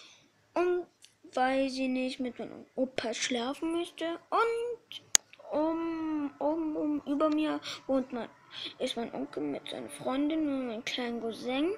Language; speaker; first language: German; early bilingual, other home language; Polish